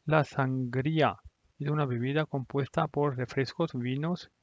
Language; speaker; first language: Spanish; non-native, learner; Hindi